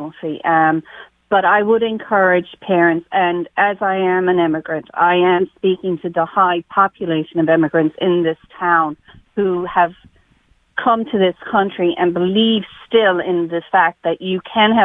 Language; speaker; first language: English; native; English